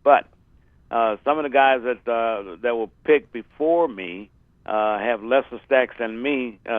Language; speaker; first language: English; native; English